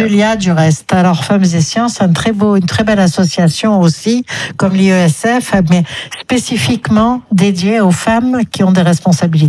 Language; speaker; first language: French; native; French